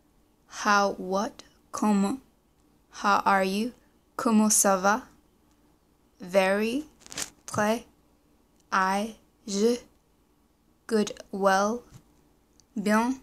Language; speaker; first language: French; non-native, learner; English